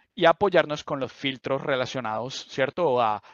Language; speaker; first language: Spanish; native; Spanish